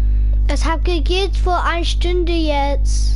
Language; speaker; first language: German; non-native, learner; English